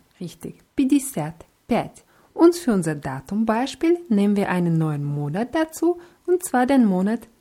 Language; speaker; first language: German; non-native, fluent; Russian